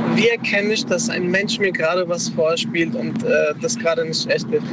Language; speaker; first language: German; early bilingual, other home language; Spanish